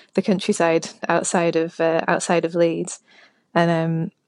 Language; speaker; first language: English; native; English